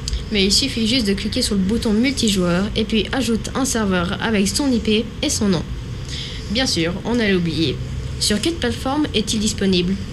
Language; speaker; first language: French; native; French